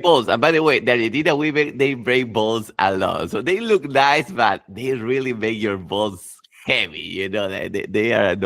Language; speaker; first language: English; non-native, fluent; Spanish